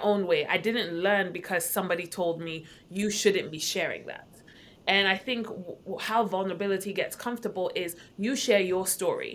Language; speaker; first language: English; non-native, local second language; Akan